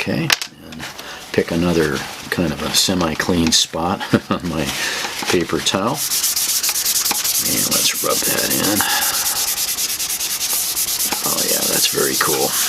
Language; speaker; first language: English; native; English